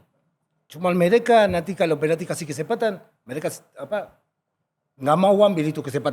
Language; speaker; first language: Indonesian; non-native, fluent; Spanish